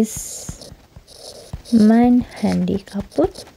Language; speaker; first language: German; non-native, fluent; Indonesian